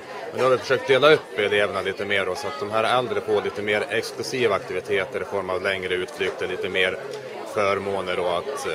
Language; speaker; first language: Swedish; native; Swedish